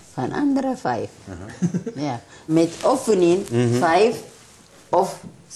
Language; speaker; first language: Dutch; non-native, learner; Tigrinya